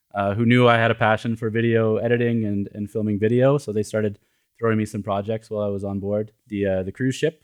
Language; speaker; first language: English; native; English